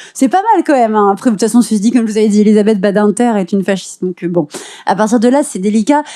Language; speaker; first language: French; native; French